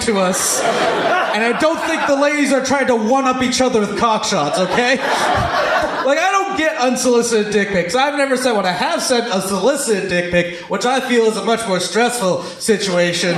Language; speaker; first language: English; native; English